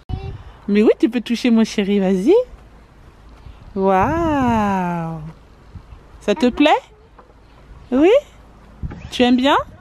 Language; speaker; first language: French; native; French